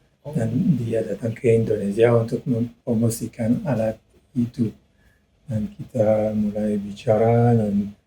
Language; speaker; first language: Indonesian; non-native, learner; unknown